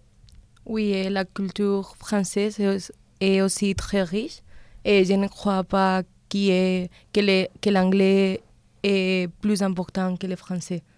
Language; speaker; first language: French; non-native, learner; Spanish